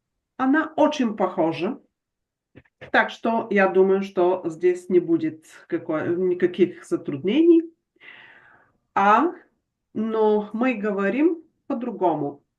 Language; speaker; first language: Russian; non-native, fluent; Bulgarian